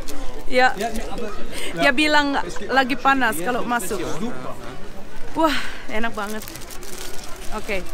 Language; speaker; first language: Indonesian; early bilingual, heritage; German